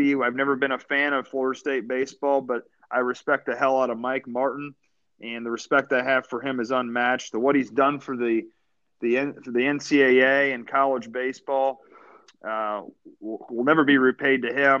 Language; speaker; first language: English; native; English